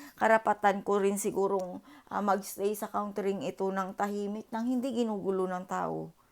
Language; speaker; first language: Filipino; early bilingual, heritage; Filipino